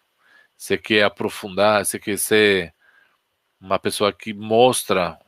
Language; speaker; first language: Portuguese; non-native, fluent; Spanish